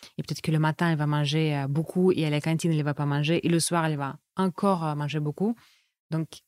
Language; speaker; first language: French; non-native, fluent; Russian